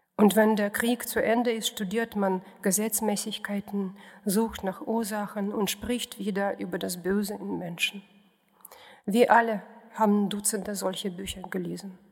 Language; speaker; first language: German; non-native, fluent; Russian